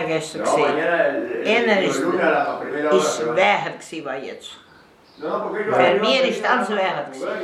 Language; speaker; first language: German; early bilingual, heritage; German